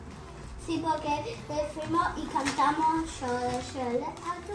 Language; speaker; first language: Spanish; early bilingual, heritage; Spanish